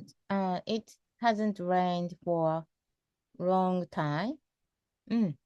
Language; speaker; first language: English; non-native, fluent; Japanese